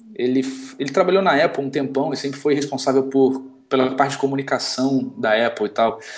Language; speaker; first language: Portuguese; native; Portuguese